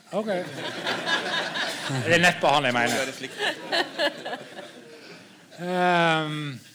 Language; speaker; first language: Norwegian; native; Norwegian